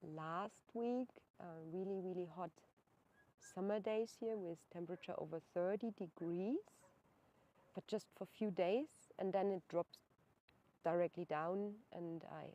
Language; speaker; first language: English; non-native, fluent; German